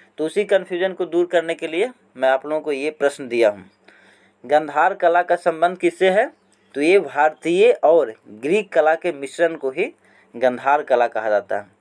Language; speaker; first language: Hindi; native; Hindi